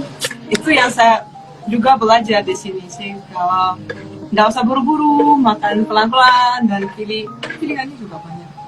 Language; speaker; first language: Indonesian; non-native, fluent; Russian